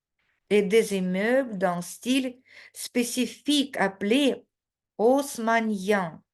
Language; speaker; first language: French; non-native, fluent; Russian